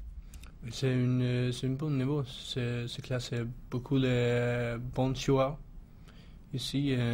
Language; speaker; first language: French; non-native, learner; Swedish